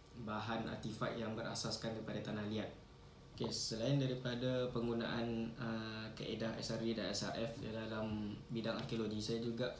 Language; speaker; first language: Malay; native; Malay